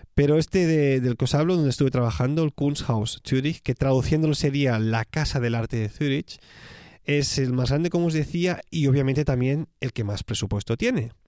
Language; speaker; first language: Spanish; native; Spanish